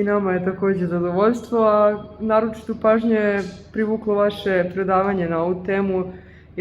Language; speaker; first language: Bosnian; native; Bosnian